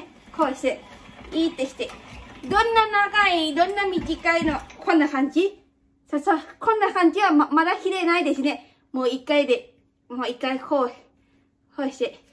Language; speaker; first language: Japanese; non-native, fluent; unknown